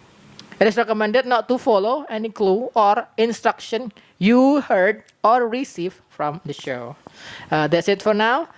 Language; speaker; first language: English; non-native, learner; Indonesian